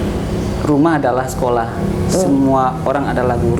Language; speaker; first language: Indonesian; native; Indonesian